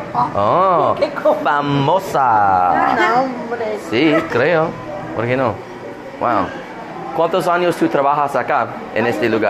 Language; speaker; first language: Spanish; non-native, learner; English